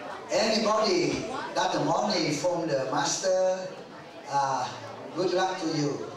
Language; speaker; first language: English; non-native, learner; Vietnamese